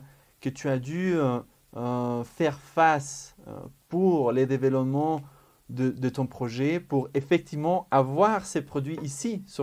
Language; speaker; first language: French; non-native, fluent; Spanish